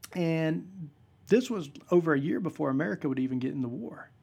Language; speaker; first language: English; native; English